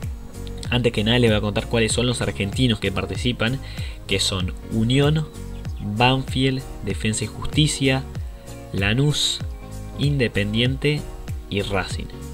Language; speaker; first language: Spanish; native; Spanish